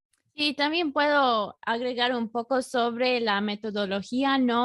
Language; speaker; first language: Spanish; non-native, fluent; English